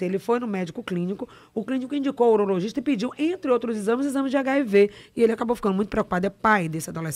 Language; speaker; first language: Portuguese; native; Portuguese